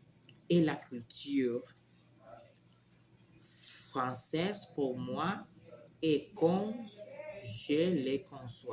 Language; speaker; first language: French; non-native, learner; Spanish